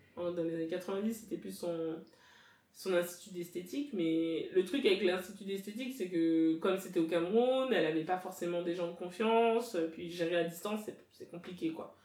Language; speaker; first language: French; native; French